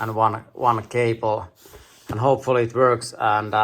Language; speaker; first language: English; non-native, fluent; Finnish